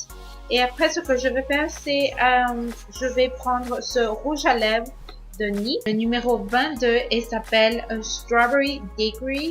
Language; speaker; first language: French; non-native, learner; Spanish